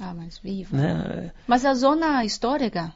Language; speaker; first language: Portuguese; non-native, fluent; Chinese